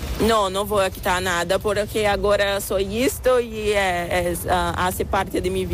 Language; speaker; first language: Spanish; non-native, fluent; Portuguese